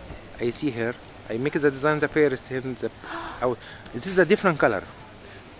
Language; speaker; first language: English; non-native, learner; Arabic